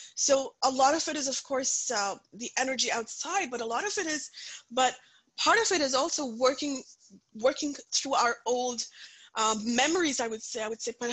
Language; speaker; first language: English; non-native, local second language; Punjabi